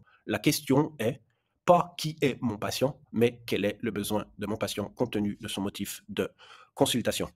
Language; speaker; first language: French; native; French